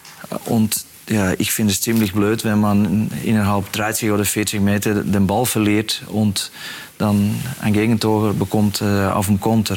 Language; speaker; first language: German; non-native, fluent; Dutch